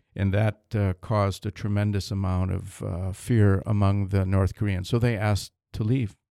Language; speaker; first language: English; native; English